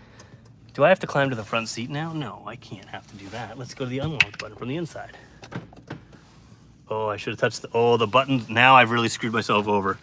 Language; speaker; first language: English; native; English